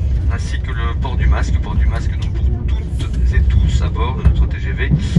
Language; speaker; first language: French; native; French